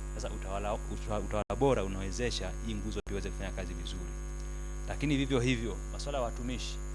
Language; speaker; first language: Swahili; native; Swahili